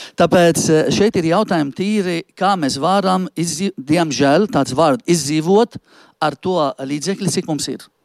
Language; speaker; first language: Latvian; non-native, fluent; Arabic